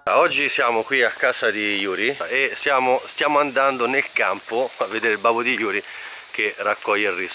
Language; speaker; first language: Italian; native; Italian